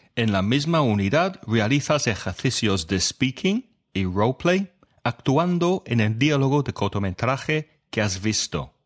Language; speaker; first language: Spanish; non-native, fluent; English